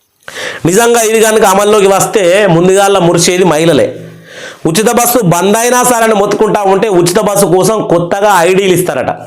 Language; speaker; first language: Telugu; native; Telugu